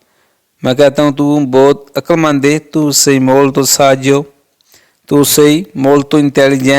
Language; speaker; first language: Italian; non-native, fluent; Urdu